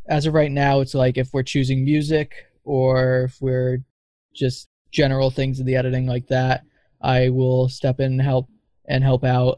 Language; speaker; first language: English; native; English